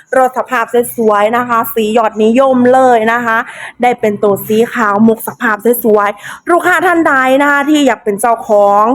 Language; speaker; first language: Thai; native; Thai